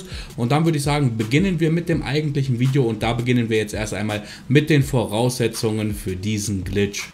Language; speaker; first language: German; native; German